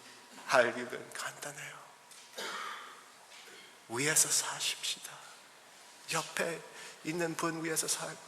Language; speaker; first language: Korean; early bilingual, heritage; English